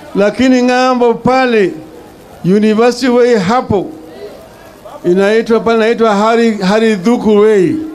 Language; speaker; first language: Swahili; non-native, local second language; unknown